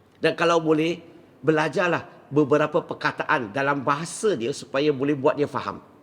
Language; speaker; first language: Malay; non-native, local second language; Min Nan Chinese